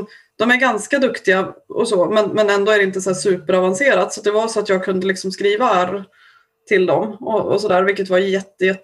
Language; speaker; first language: Swedish; native; Swedish